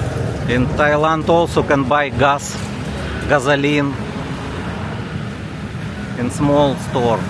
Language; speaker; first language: English; non-native, learner; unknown